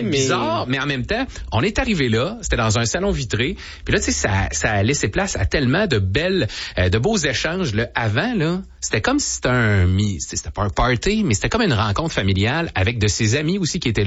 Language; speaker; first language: French; native; French